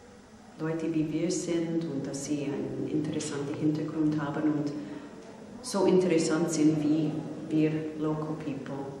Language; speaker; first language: German; non-native, fluent; English